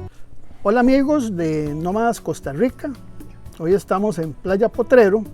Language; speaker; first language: Spanish; native; Spanish